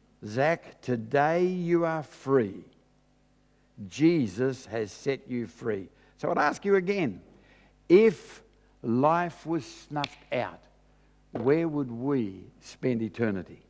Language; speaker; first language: English; native; English